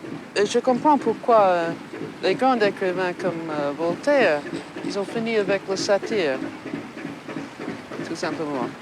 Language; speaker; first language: French; non-native, fluent; English